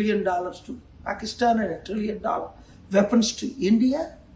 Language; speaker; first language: English; non-native, local second language; Telugu